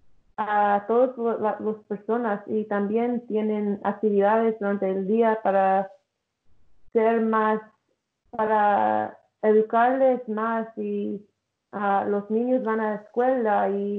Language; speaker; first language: Spanish; early bilingual, heritage; English